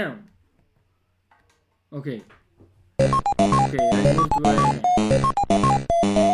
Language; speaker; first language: English; non-native, fluent; Spanish